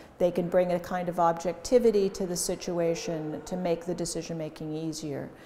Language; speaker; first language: English; native; English